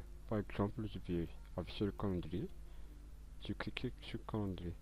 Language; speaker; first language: French; non-native, local second language; Malagasy